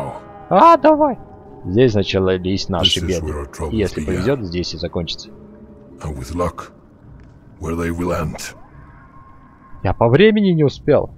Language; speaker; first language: Russian; native; Russian